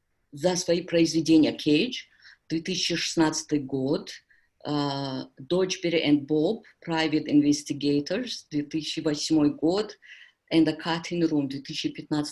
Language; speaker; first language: Russian; native; Russian